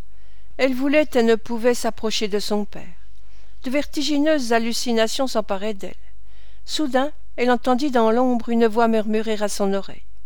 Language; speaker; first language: French; native; French